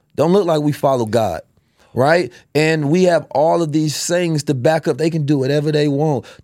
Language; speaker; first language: English; native; English